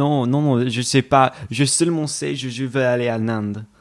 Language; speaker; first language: French; non-native, learner; English